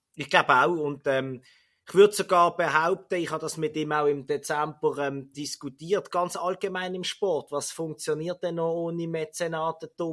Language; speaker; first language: German; native; German